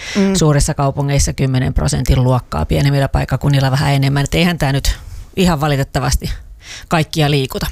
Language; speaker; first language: Finnish; native; Finnish